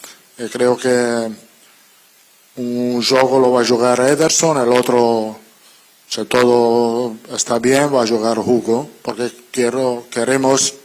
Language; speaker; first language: Portuguese; non-native, learner; Italian